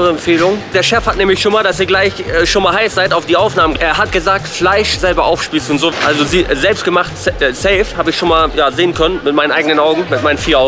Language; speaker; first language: German; native; German